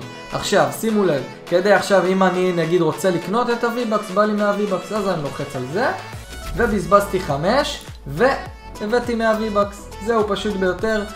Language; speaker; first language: Hebrew; native; Hebrew